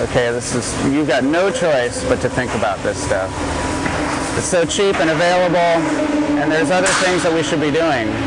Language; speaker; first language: English; native; English